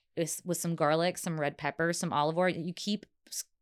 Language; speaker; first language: English; native; English